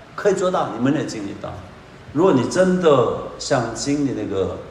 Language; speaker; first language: Chinese; non-native, fluent; Korean